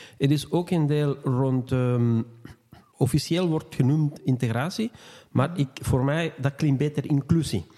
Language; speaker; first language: Dutch; non-native, fluent; Spanish